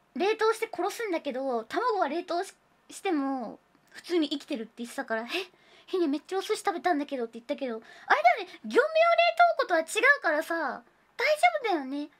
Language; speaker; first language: Japanese; native; Japanese